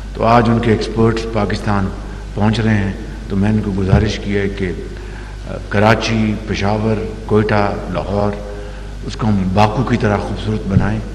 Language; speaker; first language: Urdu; non-native, local second language; Punjabi